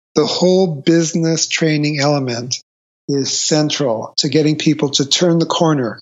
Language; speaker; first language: English; native; English